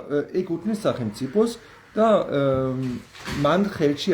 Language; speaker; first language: Georgian; non-native, learner; German